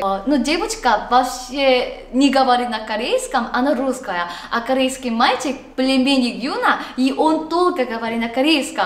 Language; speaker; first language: Russian; non-native, fluent; Korean